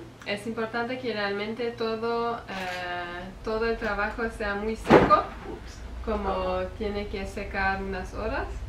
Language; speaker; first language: Spanish; non-native, fluent; French